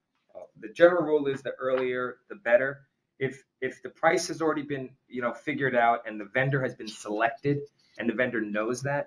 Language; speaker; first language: English; native; English